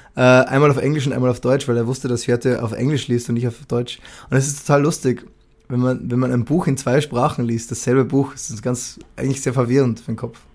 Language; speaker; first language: German; native; German